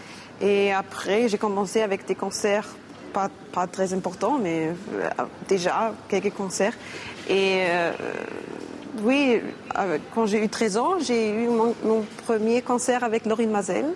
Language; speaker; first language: French; non-native, learner; German